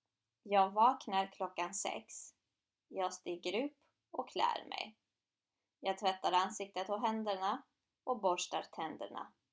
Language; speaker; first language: Swedish; non-native, fluent; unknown